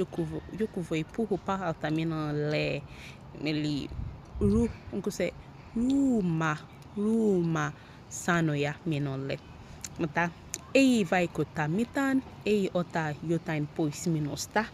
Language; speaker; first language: Finnish; non-native, learner; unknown